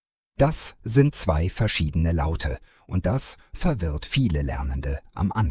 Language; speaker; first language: German; non-native, fluent; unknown